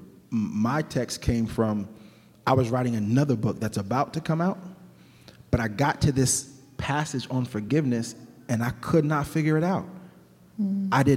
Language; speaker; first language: English; native; English